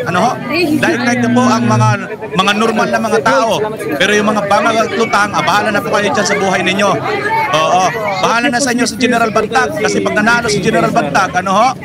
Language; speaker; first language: Filipino; native; Filipino